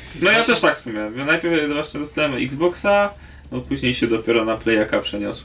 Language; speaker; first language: Polish; native; Polish